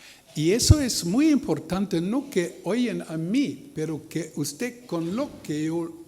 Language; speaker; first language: Spanish; non-native, learner; German